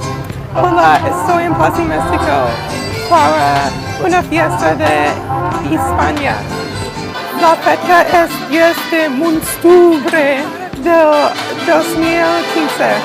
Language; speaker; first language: Spanish; non-native, learner; English